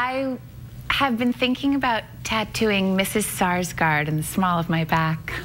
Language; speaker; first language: English; native; English